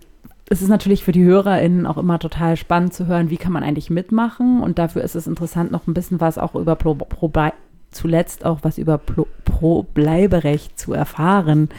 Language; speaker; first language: German; native; German